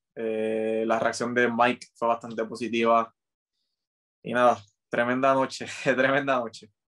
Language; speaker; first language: Spanish; native; Spanish